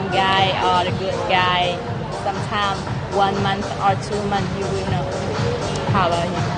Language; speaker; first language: English; non-native, learner; Vietnamese